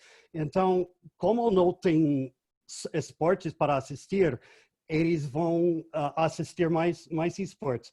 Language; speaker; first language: Portuguese; non-native, fluent; English